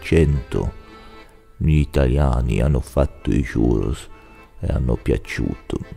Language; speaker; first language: Italian; non-native, learner; Swedish